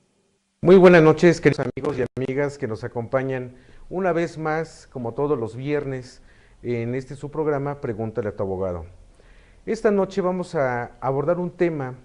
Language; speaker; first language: Spanish; native; Spanish